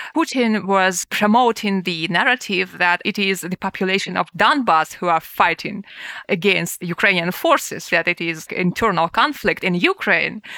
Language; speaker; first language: English; non-native, fluent; Russian